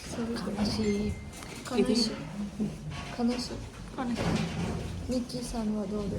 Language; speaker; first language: Japanese; non-native, learner; Sinhala